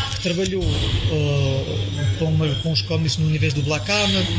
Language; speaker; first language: Portuguese; early bilingual, heritage; French